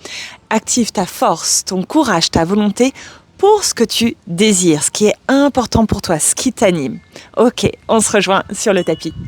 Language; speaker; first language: French; native; French